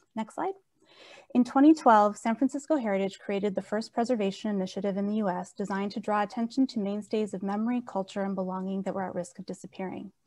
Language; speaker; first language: English; native; English